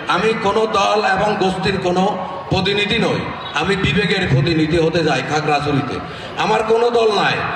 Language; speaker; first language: Bangla; non-native, local second language; Chakma